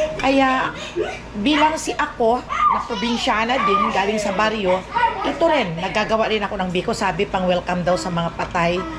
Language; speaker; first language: Filipino; non-native, local second language; Cebuano